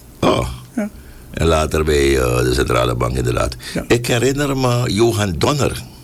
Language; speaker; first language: Dutch; native; Dutch